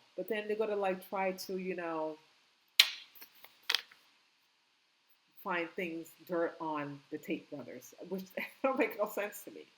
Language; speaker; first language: English; native; English